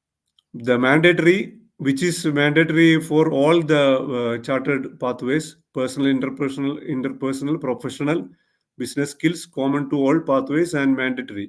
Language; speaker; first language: English; non-native, local second language; Malayalam